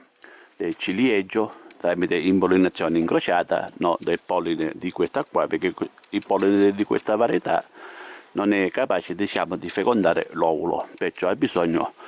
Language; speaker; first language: Italian; native; Italian